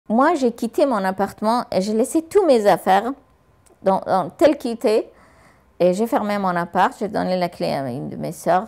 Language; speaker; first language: French; non-native, fluent; Persian